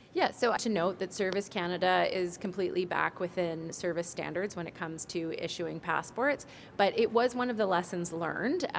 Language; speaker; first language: English; native; English